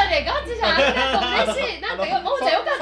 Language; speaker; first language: Japanese; native; Japanese